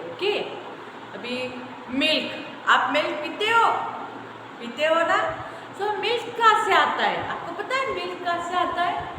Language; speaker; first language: Hindi; non-native, local second language; Marathi